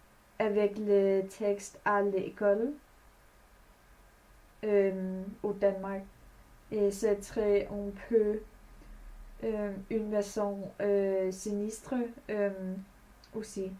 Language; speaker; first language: French; non-native, learner; Danish